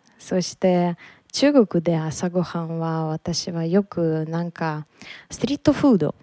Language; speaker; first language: Japanese; non-native, learner; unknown